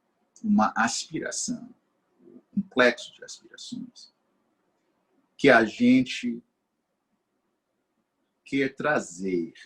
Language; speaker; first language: Portuguese; non-native, fluent; English